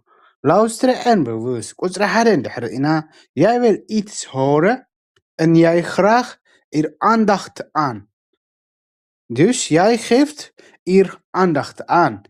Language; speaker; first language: Dutch; non-native, learner; Tigrinya